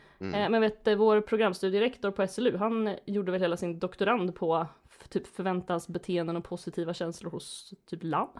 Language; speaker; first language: Swedish; native; Swedish